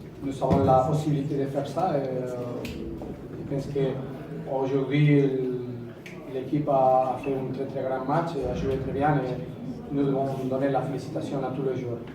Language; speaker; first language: French; non-native, fluent; Spanish